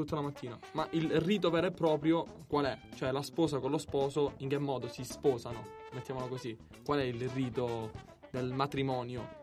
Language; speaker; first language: Italian; native; Italian